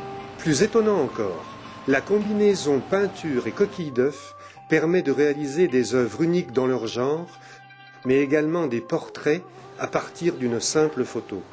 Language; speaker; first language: French; native; French